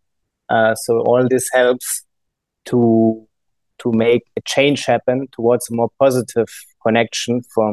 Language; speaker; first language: English; non-native, fluent; German